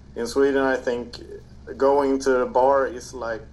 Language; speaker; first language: English; non-native, fluent; Swedish